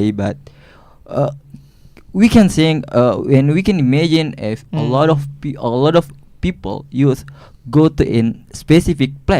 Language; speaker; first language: English; non-native, learner; Indonesian